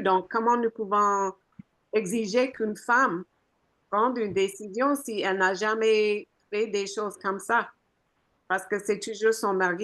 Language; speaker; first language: French; non-native, fluent; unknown